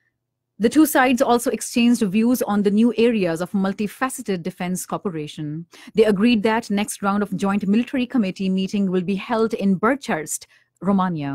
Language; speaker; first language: English; non-native, local second language; Urdu